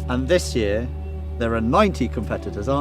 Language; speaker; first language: English; native; English